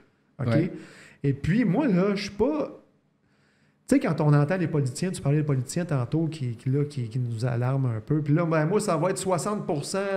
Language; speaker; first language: French; native; French